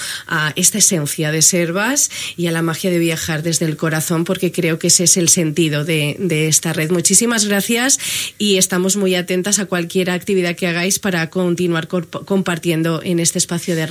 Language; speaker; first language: Spanish; native; Spanish